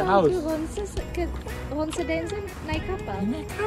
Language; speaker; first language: Indonesian; non-native, fluent; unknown